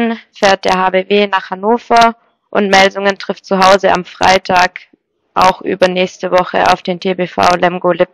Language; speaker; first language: German; native; German